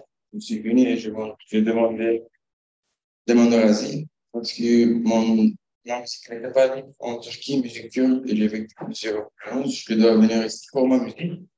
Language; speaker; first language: French; non-native, learner; Kurdish